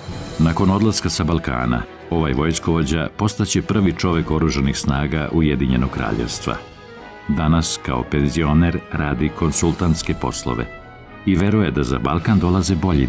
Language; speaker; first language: Bosnian; native; Bosnian